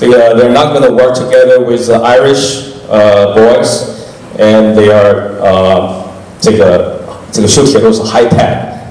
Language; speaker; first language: English; non-native, fluent; Chinese